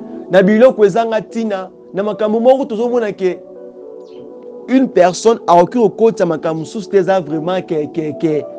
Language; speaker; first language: French; non-native, local second language; Lingala